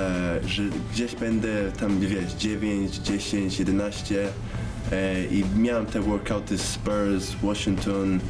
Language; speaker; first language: Polish; early bilingual, heritage; English